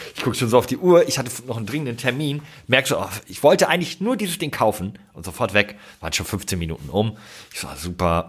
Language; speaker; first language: German; native; German